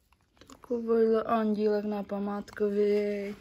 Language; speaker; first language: Czech; native; Czech